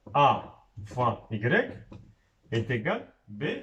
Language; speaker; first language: French; non-native, local second language; Arabic